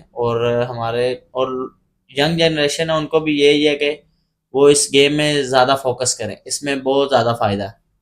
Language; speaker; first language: Urdu; non-native, local second language; Punjabi